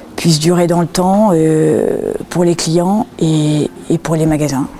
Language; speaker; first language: French; native; French